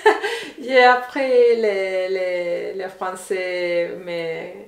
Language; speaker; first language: French; non-native, learner; Spanish